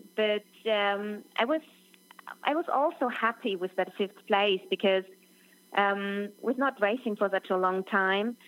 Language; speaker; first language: English; non-native, fluent; German